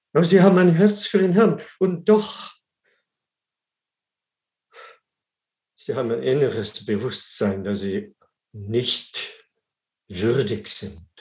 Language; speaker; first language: German; non-native, fluent; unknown